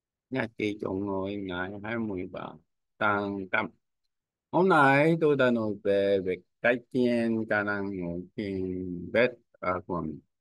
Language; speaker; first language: Vietnamese; non-native, learner; Korean